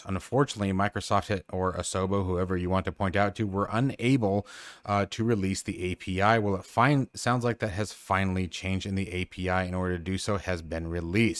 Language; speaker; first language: English; native; English